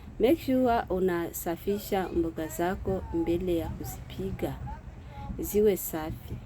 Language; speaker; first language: Swahili; native; Swahili